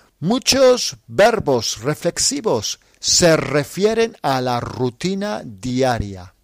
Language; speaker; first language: Spanish; non-native, fluent; English